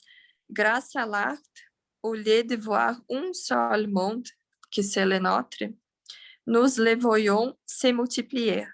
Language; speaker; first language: French; non-native, learner; Portuguese